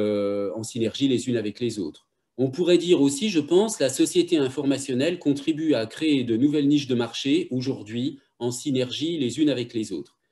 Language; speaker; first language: French; native; French